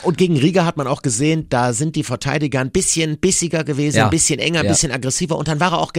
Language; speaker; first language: German; native; German